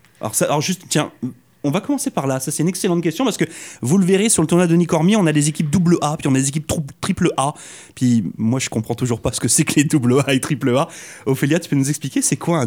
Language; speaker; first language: French; native; French